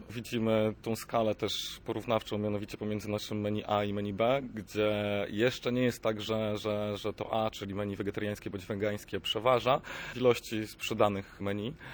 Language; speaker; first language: Polish; native; Polish